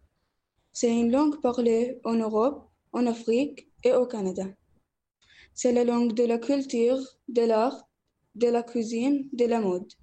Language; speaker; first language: French; non-native, learner; Arabic